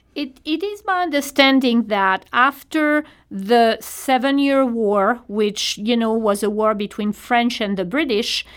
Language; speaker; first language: English; non-native, fluent; French